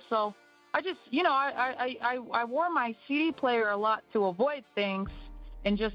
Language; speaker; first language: English; native; English